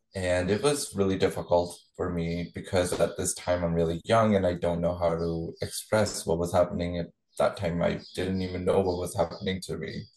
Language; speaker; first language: English; non-native, local second language; Punjabi